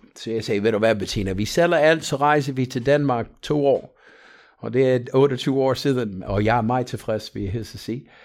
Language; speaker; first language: Danish; non-native, fluent; English